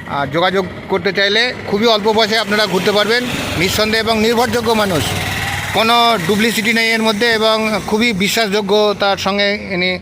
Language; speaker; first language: Bangla; native; Bangla